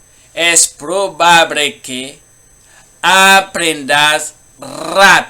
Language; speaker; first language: Spanish; non-native, learner; Haitian Creole